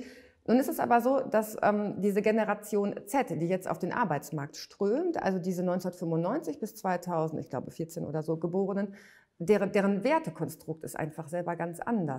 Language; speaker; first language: German; native; German